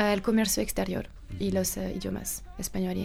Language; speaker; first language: Spanish; non-native, learner; French